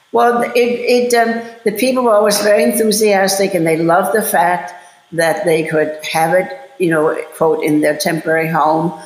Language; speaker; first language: English; non-native, fluent; German